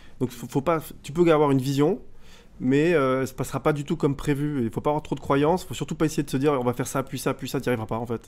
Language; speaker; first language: French; native; French